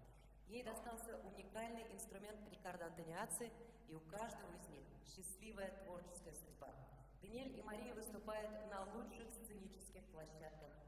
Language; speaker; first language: Russian; native; Russian